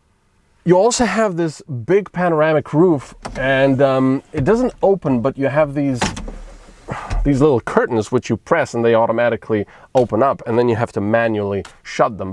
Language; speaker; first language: English; non-native, fluent; Slovenian